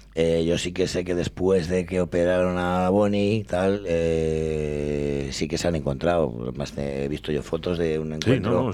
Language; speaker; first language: Spanish; native; Spanish